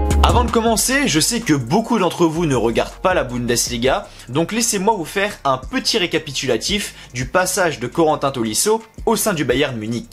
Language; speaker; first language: French; native; French